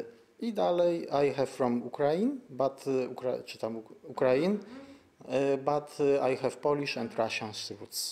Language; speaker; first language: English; non-native, learner; Polish